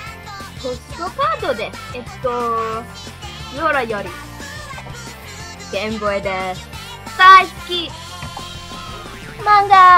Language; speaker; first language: Japanese; non-native, learner; English